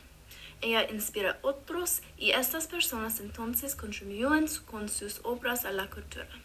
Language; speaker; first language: Spanish; non-native, learner; English